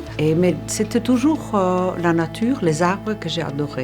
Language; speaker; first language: French; non-native, fluent; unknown